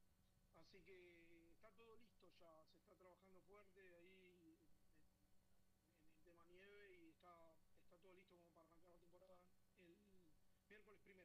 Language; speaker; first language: Spanish; native; Spanish